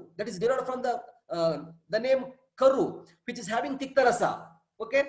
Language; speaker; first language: English; non-native, local second language; Kannada